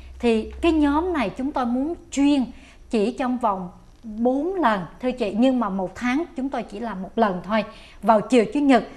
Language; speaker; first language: Vietnamese; native; Vietnamese